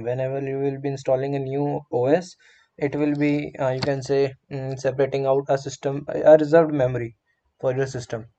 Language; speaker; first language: English; non-native, local second language; Hindi